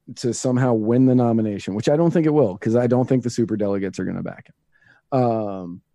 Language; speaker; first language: English; native; English